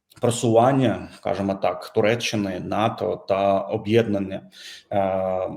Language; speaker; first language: Ukrainian; non-native, fluent; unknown